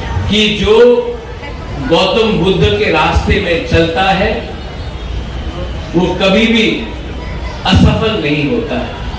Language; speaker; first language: Hindi; non-native, local second language; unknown